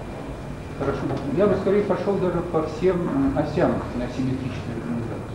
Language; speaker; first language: Russian; native; Russian